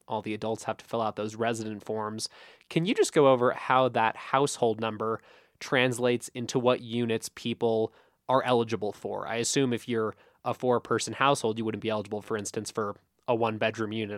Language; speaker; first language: English; native; English